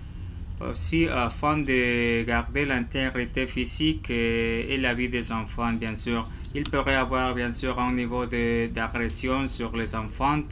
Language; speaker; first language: French; non-native, learner; Spanish